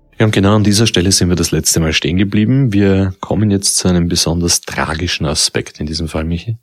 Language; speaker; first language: German; native; German